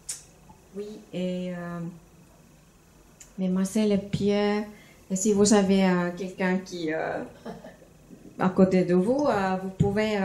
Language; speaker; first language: French; non-native, fluent; Finnish